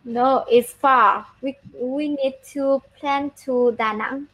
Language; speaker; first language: English; non-native, learner; Vietnamese